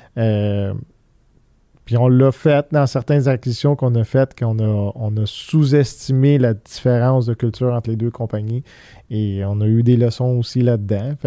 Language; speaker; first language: French; early bilingual, other home language; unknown